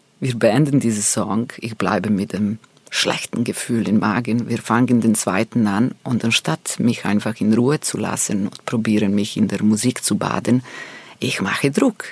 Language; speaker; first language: German; non-native, fluent; Serbian